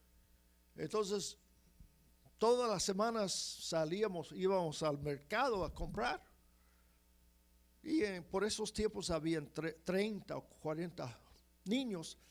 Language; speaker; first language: Spanish; non-native, fluent; English